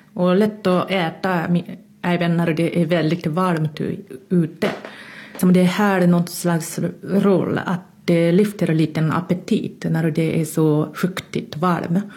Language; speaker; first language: Swedish; non-native, fluent; Japanese